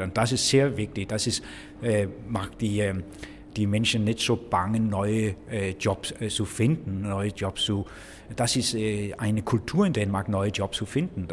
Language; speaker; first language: German; non-native, fluent; Danish